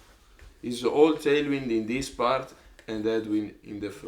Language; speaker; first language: English; non-native, learner; Italian